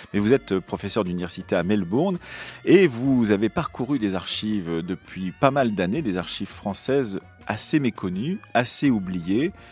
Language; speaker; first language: French; native; French